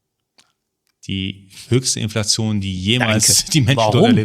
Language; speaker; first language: German; early bilingual, other home language; Persian